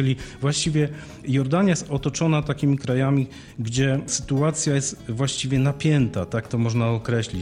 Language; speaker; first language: Polish; native; Polish